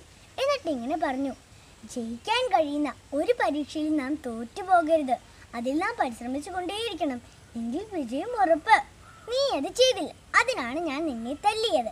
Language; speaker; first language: Malayalam; native; Malayalam